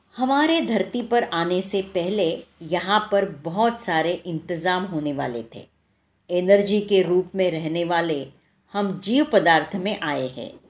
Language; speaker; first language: Hindi; non-native, local second language; Marathi